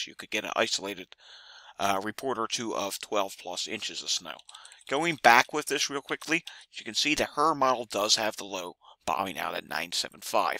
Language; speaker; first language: English; native; English